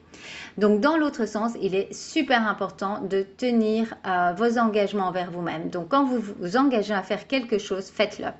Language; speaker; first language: French; native; French